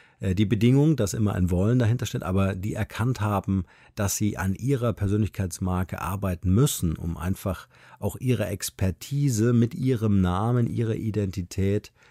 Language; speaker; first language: German; native; German